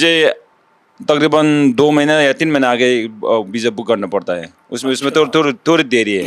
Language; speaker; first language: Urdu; non-native, learner; Sherpa